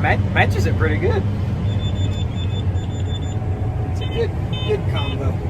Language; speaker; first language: English; native; English